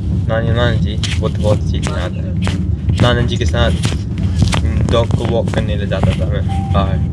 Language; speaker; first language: Hindi; early bilingual, other home language; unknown